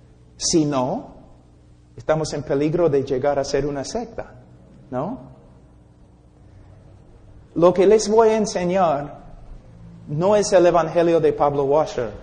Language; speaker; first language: Spanish; non-native, fluent; English